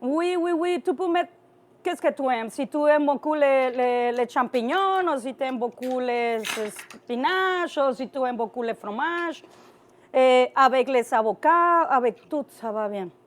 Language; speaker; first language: French; non-native, learner; Spanish